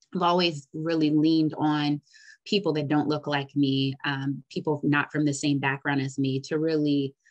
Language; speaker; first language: English; native; English